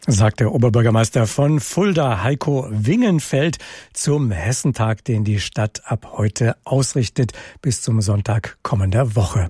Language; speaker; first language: German; native; German